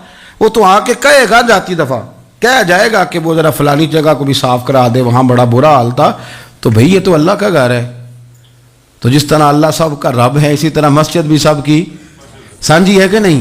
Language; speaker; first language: Urdu; native; Urdu